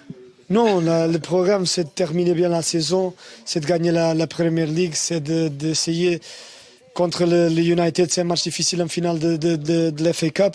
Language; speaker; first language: French; non-native, fluent; Portuguese